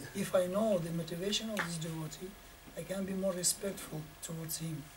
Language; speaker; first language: English; non-native, learner; Russian